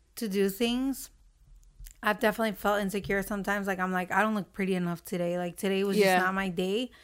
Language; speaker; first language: English; early bilingual, other home language; Arabic